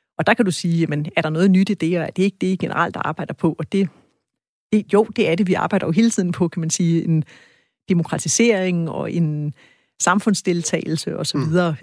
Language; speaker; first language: Danish; native; Danish